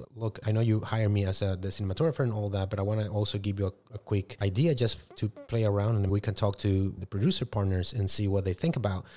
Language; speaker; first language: English; non-native, fluent; Spanish